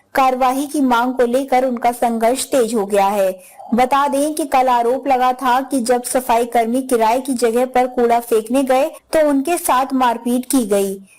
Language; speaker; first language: Hindi; non-native, local second language; Punjabi